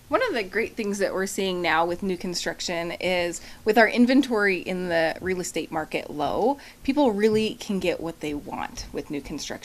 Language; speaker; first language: English; native; English